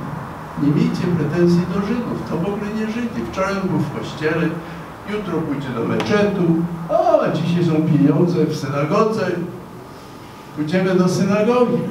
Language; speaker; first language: Polish; non-native, fluent; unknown